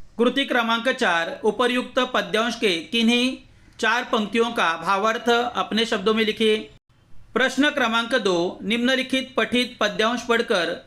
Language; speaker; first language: Hindi; non-native, local second language; Marathi